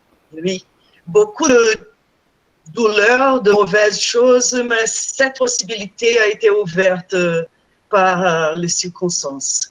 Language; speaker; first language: French; non-native, fluent; Portuguese